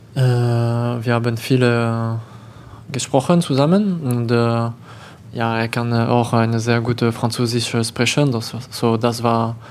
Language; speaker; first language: German; non-native, learner; French